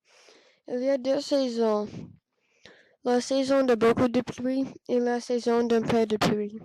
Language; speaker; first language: French; non-native, learner; English